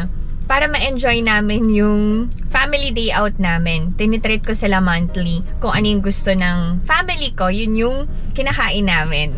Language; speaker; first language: Filipino; native; Filipino